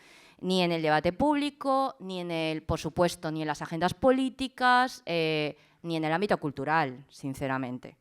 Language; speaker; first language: Spanish; early bilingual, other home language; Chinese